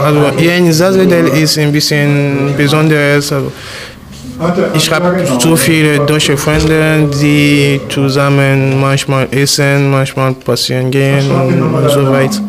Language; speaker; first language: German; non-native, fluent; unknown